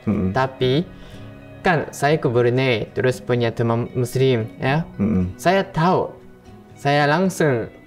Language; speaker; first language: Indonesian; non-native, fluent; Japanese